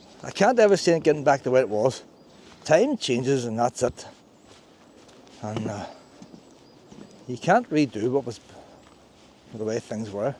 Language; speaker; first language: English; native; English